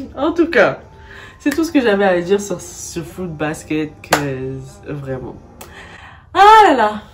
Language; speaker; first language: French; native; French